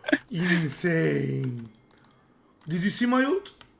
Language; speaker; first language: English; non-native, learner; Turkish